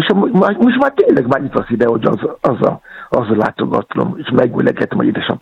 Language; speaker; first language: Hungarian; non-native, fluent; Yoruba